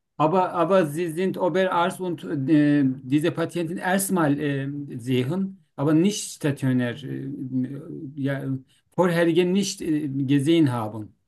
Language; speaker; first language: German; non-native, learner; Turkish